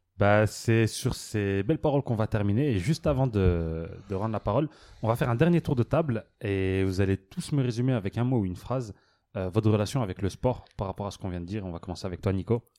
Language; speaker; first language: French; native; French